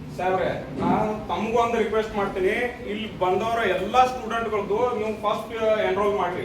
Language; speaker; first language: Kannada; non-native, local second language; Urdu